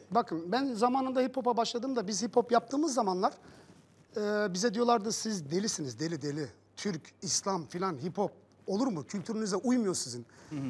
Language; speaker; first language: Turkish; early bilingual, heritage; Turkish